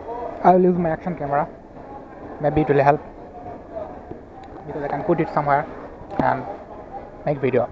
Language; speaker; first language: English; non-native, learner; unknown